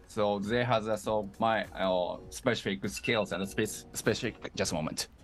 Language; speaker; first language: English; non-native, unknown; Japanese